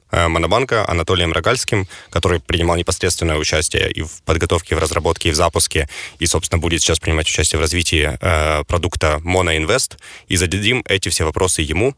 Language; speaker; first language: Ukrainian; non-native, local second language; Russian